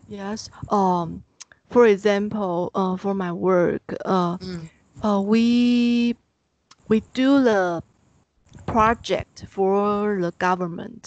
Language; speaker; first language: English; non-native, learner; Chinese